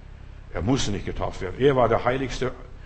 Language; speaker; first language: German; non-native, fluent; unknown